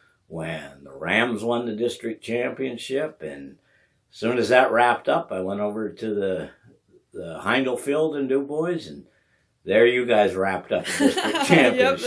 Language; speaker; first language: English; native; English